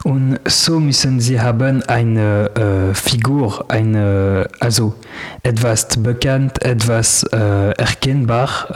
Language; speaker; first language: German; non-native, learner; French